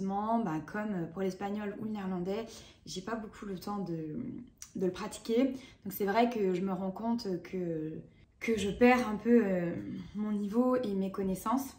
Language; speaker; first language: French; native; French